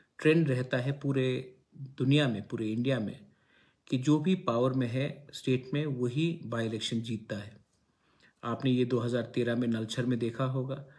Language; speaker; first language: Hindi; non-native, local second language; Kok Borok